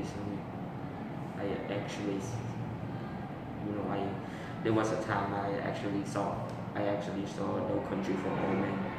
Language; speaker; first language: English; non-native, learner; Vietnamese